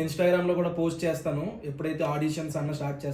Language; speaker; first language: Telugu; native; Telugu